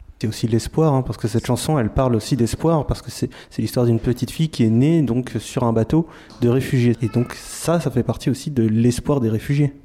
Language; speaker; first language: French; native; French